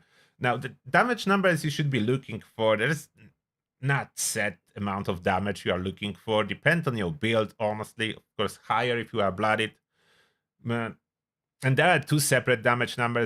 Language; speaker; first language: English; non-native, fluent; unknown